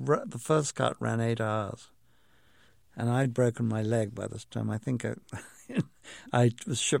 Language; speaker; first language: English; native; English